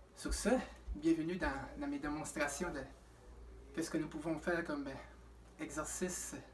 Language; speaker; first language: French; native; French